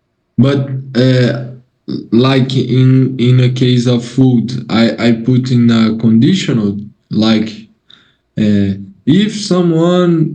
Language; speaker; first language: English; non-native, learner; Portuguese